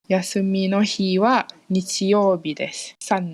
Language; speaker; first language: Japanese; non-native, learner; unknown